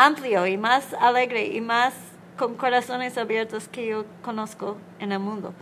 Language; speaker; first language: Spanish; non-native, learner; English